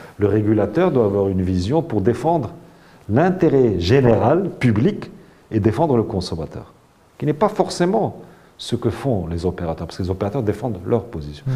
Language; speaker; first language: French; non-native, local second language; Arabic